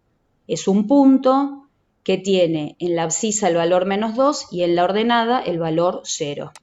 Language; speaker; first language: Spanish; native; Spanish